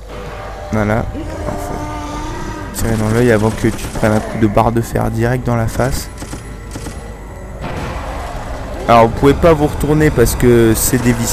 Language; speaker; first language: French; native; French